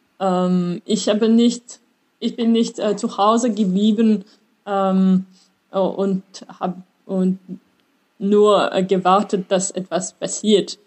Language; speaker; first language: German; non-native, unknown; French